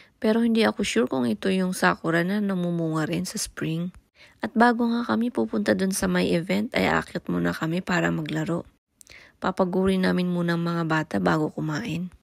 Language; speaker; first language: Filipino; non-native, local second language; Iloko